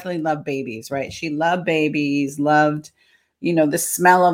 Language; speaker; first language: English; native; English